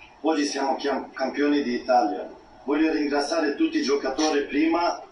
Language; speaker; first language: Italian; non-native, fluent; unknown